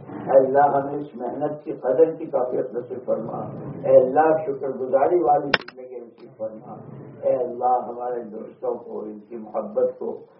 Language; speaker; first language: Urdu; non-native, local second language; Gujarati